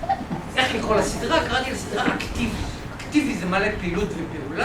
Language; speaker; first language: Hebrew; native; Hebrew